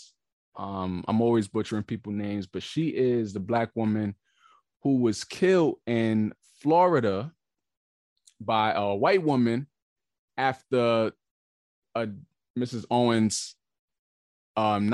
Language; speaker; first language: English; native; English